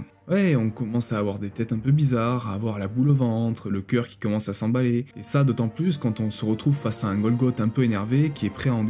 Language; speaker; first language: French; native; French